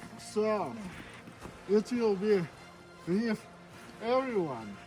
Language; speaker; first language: English; non-native, learner; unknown